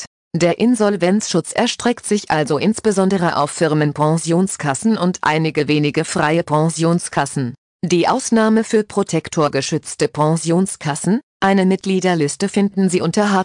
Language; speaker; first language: German; native; German